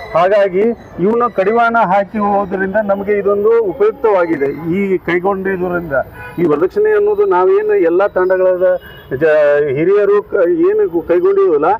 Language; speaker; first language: Kannada; non-native, local second language; Lambadi